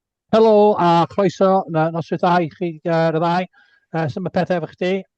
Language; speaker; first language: Welsh; non-native, local second language; English